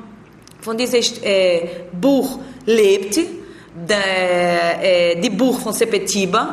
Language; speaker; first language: German; non-native, learner; Portuguese